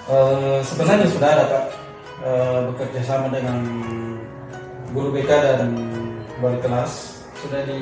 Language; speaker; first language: Indonesian; native; Indonesian